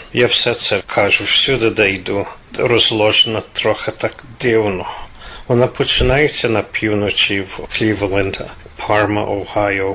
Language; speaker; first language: Ukrainian; early bilingual, heritage; Ukrainian